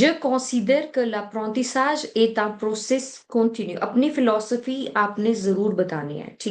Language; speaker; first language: French; non-native, fluent; Hindi